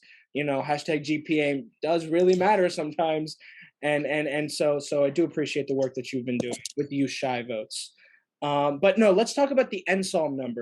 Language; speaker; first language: English; native; English